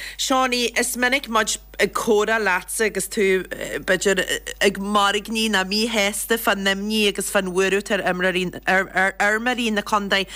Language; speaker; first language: Irish; native; Irish